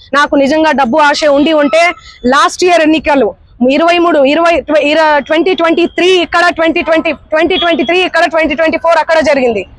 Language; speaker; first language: Telugu; non-native, local second language; Lambadi